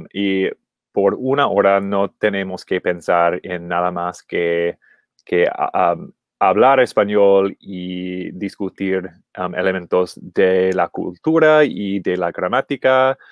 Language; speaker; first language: Spanish; non-native, fluent; English